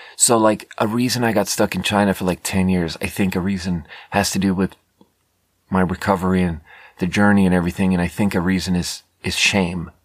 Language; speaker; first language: English; non-native, fluent; Swedish